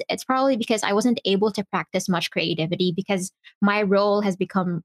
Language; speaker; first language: English; non-native, local second language; Filipino